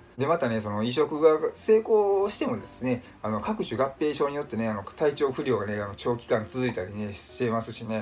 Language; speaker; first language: Japanese; native; Japanese